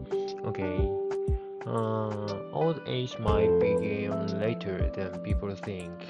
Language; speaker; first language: English; non-native, learner; Japanese